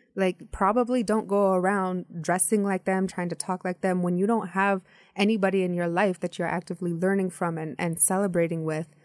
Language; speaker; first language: English; native; English